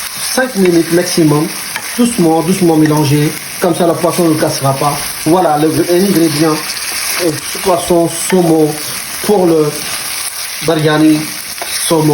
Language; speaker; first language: French; non-native, learner; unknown